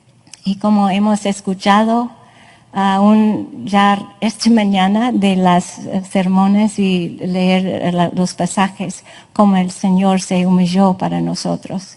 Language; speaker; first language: Spanish; non-native, fluent; English